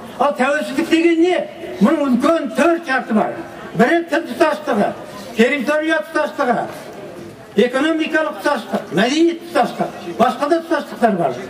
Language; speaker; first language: Kazakh; early bilingual, heritage; Kazakh